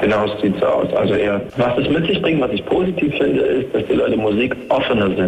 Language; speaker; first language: German; native; German